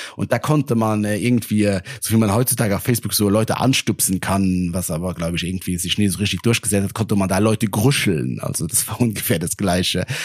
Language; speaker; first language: German; non-native, local second language; Luxembourgish